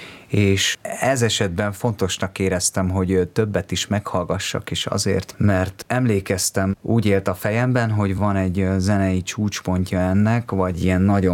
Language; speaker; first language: Hungarian; native; Hungarian